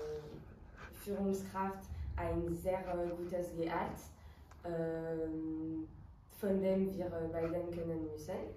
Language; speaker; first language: German; non-native, learner; French